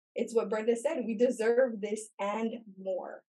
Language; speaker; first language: English; native; English